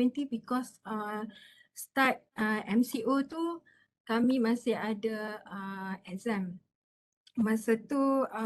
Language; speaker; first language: Malay; native; Malay